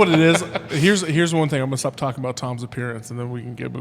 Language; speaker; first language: English; native; English